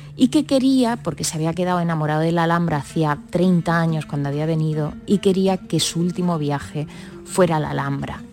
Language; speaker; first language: Spanish; native; Spanish